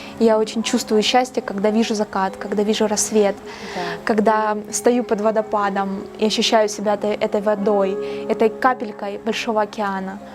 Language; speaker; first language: Russian; native; Russian